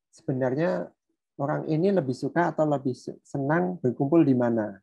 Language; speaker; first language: Indonesian; native; Indonesian